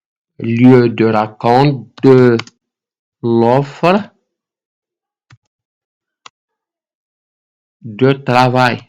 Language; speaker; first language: French; non-native, local second language; Arabic